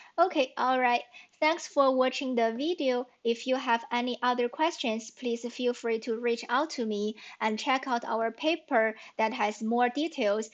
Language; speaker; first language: English; non-native, fluent; Chinese